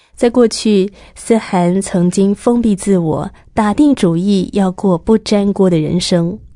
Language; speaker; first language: Chinese; native; Chinese